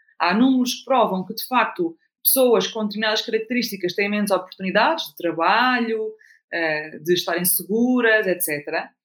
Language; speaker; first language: Portuguese; native; Portuguese